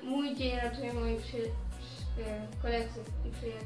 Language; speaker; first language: Polish; early bilingual, heritage; Polish